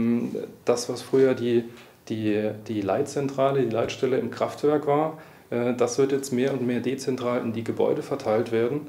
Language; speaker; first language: German; native; German